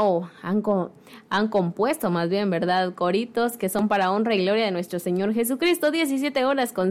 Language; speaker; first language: Spanish; native; Spanish